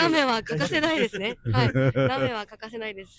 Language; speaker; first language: Japanese; native; Japanese